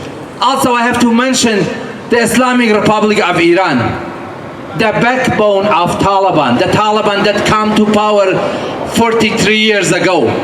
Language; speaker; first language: English; non-native, fluent; Persian